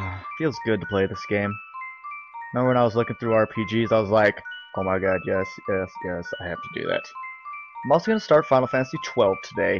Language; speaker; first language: English; native; English